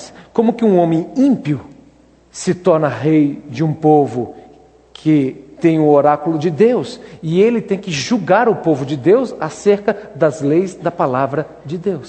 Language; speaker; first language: Portuguese; native; Portuguese